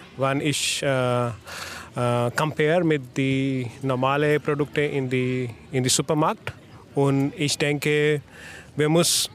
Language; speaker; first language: German; non-native, learner; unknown